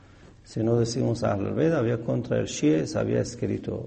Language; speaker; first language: Spanish; non-native, fluent; Persian